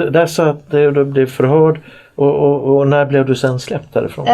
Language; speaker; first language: Swedish; native; Swedish